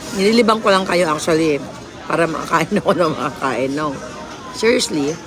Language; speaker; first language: Filipino; non-native, local second language; Cebuano